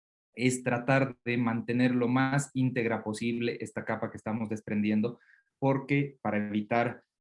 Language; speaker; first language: Spanish; native; Spanish